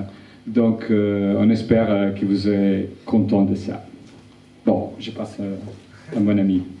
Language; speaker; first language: French; non-native, learner; Italian